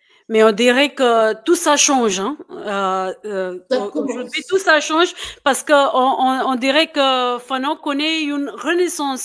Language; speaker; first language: French; non-native, fluent; English